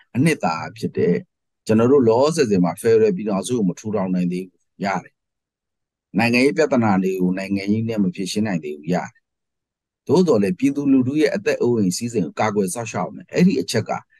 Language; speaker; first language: Burmese; non-native, local second language; Pa'o Karen